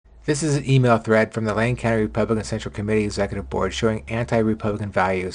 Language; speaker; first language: English; native; English